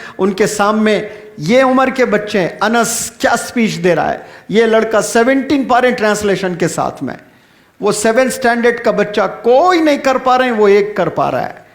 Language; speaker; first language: Urdu; native; Urdu